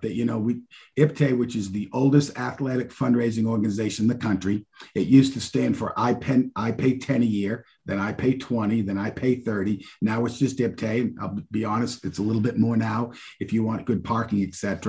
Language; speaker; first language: English; native; English